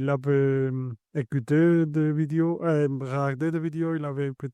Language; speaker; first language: French; non-native, fluent; Spanish